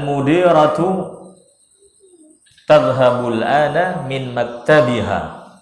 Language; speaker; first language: Arabic; non-native, fluent; Indonesian